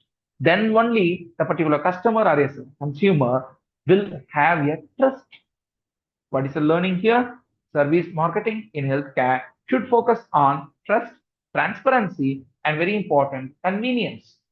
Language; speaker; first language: English; non-native, local second language; Tamil